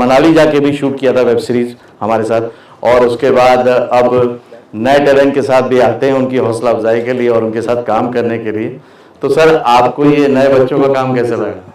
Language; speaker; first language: Hindi; native; Hindi